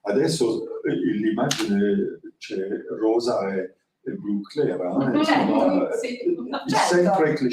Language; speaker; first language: Italian; non-native, learner; French